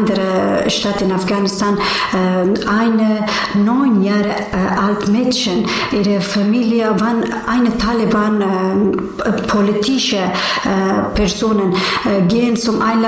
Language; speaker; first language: German; non-native, learner; Persian